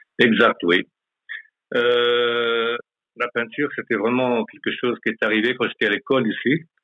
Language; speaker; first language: French; non-native, local second language; Malagasy